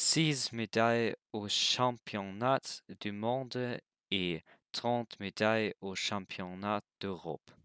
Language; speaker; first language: French; non-native, learner; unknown